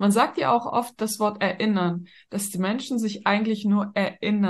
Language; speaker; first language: German; native; German